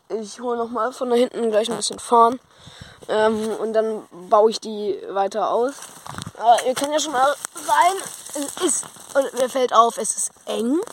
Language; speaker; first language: German; native; German